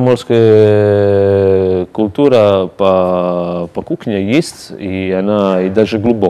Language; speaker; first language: Russian; non-native, learner; Italian